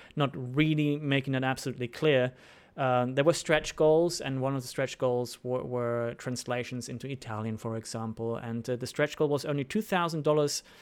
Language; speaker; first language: English; non-native, fluent; German